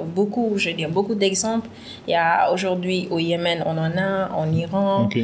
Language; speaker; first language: French; non-native, local second language; Wolof